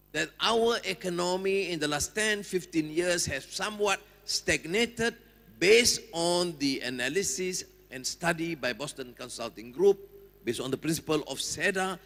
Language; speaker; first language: English; non-native, local second language; Malay